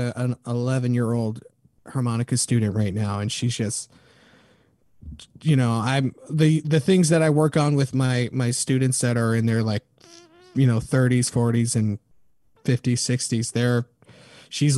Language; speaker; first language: English; native; English